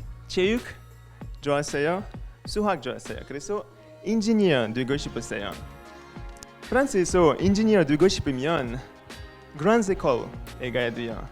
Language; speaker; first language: Korean; non-native, learner; French